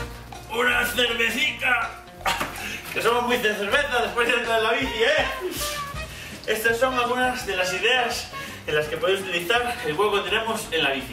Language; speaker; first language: Spanish; native; Spanish